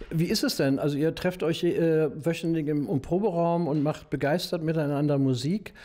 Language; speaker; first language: German; native; German